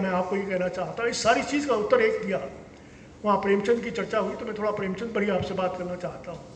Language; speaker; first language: Hindi; native; Hindi